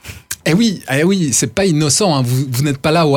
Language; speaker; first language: French; native; French